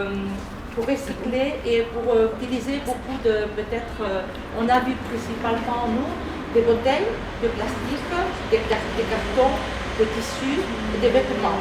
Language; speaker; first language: French; non-native, learner; Spanish